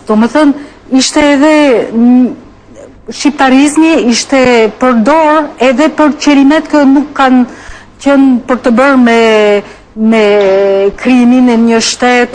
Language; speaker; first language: Albanian; non-native, fluent; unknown